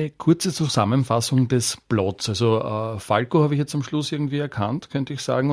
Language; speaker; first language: German; native; German